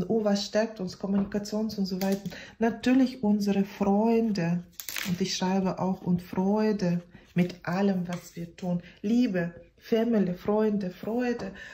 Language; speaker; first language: German; non-native, fluent; Russian